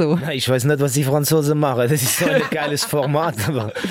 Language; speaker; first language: German; non-native, local second language; French